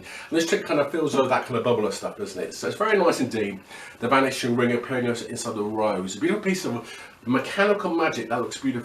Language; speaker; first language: English; native; English